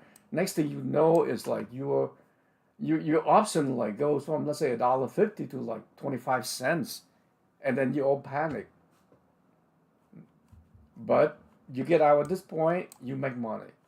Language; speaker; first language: English; non-native, fluent; Vietnamese